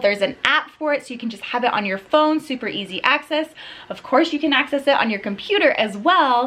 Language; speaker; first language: English; native; English